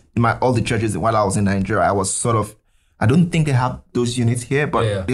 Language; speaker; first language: English; non-native, local second language; Yoruba